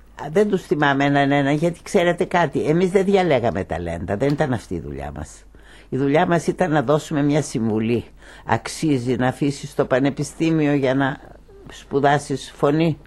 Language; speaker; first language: Greek; native; Greek